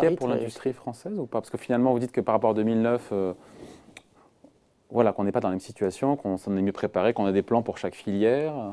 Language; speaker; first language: French; native; French